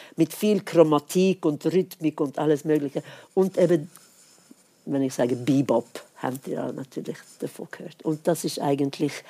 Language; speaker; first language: German; non-native, fluent; Swedish